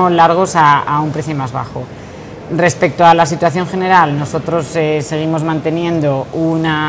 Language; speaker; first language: Spanish; native; Spanish